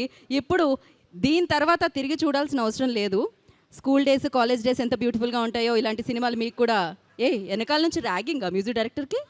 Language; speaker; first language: Telugu; native; Telugu